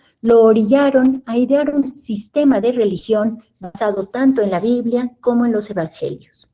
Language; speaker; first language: Spanish; native; Spanish